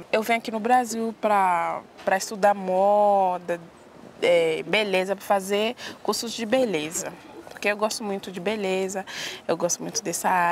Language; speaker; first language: Portuguese; non-native, fluent; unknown